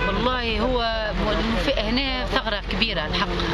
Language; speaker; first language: Arabic; native; Arabic